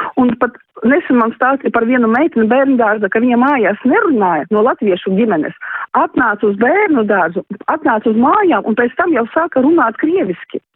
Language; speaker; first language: Latvian; non-native, local second language; Russian